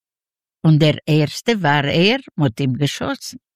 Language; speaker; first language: German; non-native, learner; Yiddish